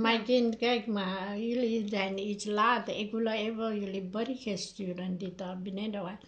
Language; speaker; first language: Dutch; non-native, learner; Nepali